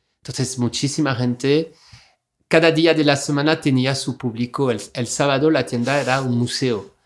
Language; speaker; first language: Spanish; non-native, fluent; French